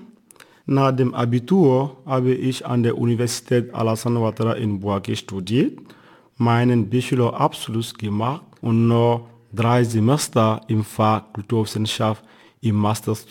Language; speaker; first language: German; non-native, fluent; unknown